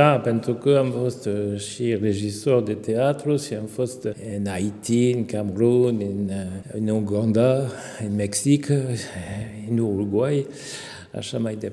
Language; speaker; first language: Romanian; non-native, fluent; French